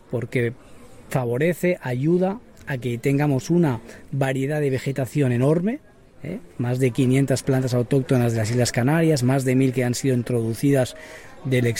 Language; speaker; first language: Spanish; native; Spanish